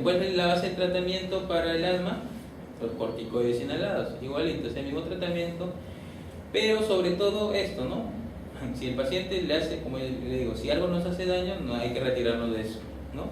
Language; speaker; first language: Spanish; native; Spanish